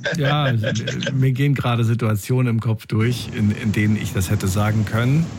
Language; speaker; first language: German; native; German